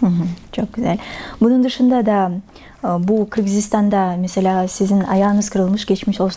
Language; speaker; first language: Turkish; non-native, fluent; Kyrgyz